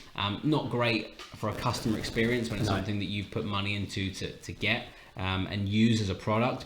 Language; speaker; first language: English; native; English